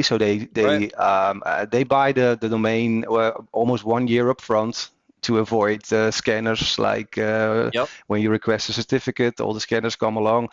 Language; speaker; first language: English; non-native, fluent; Dutch